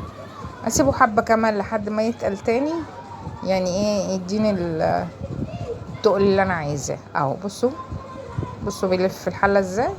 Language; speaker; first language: Arabic; native; Arabic